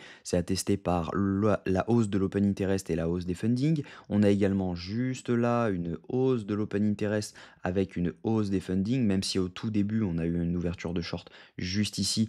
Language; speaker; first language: French; native; French